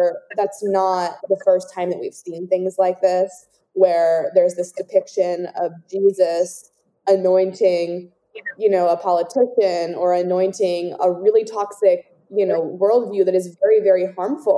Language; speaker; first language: English; native; English